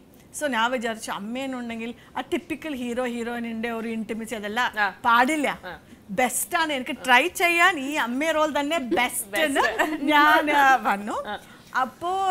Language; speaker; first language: Malayalam; non-native, fluent; Kannada